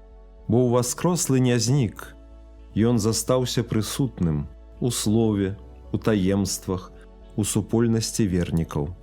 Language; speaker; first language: Belarusian; native; Belarusian